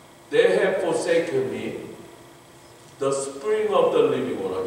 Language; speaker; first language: English; non-native, fluent; Korean